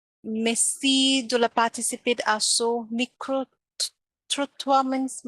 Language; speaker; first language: French; non-native, learner; Bangla